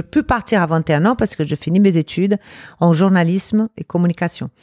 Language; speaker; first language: French; non-native, fluent; Portuguese